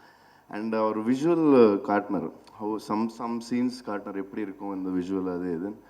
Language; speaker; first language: Tamil; non-native, local second language; Telugu